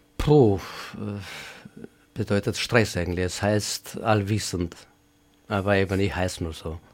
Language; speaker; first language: German; non-native, fluent; Albanian